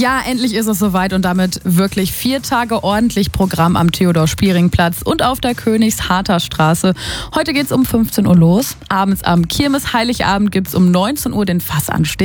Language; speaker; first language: German; native; German